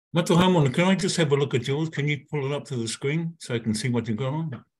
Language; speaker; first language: English; native; English